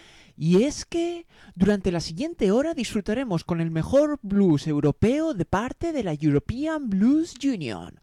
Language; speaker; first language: Spanish; native; Spanish